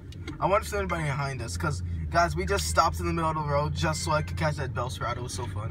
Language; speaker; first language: English; native; English